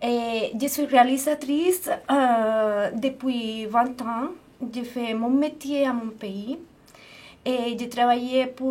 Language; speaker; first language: French; non-native, fluent; Spanish